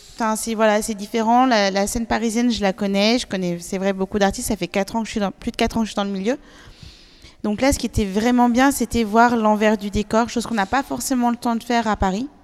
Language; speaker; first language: French; native; French